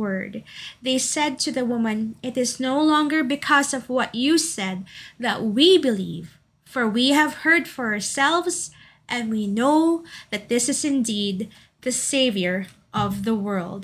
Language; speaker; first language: English; non-native, local second language; Cebuano